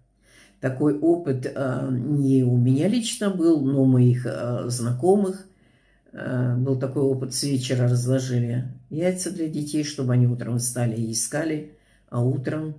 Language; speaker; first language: Russian; native; Russian